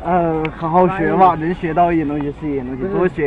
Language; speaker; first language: Chinese; native; Chinese